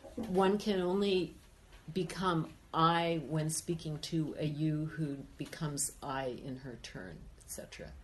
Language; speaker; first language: English; native; English